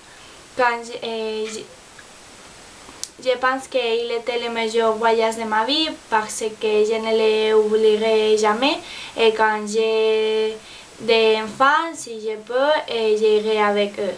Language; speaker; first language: French; non-native, learner; Spanish